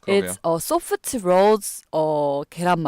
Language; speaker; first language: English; non-native, learner; Korean